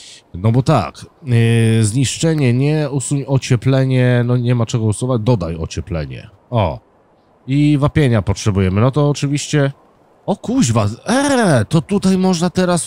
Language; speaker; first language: Polish; native; Polish